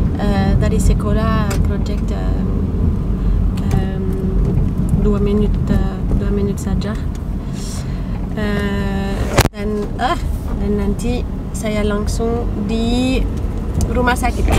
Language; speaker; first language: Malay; non-native, learner; French